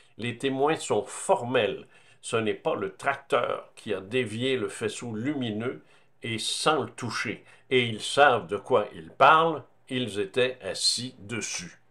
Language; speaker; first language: French; native; French